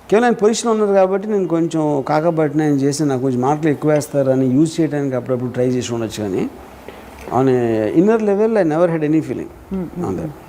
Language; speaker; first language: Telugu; native; Telugu